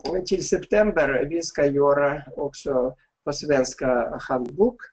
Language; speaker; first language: Swedish; non-native, fluent; Russian